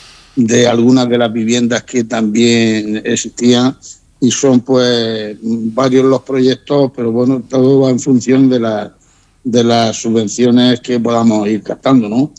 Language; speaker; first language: Spanish; native; Spanish